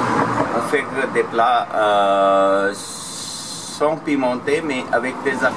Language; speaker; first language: French; non-native, learner; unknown